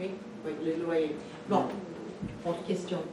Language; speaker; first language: French; non-native, fluent; English